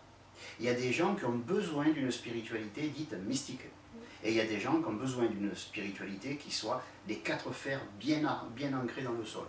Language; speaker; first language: French; native; French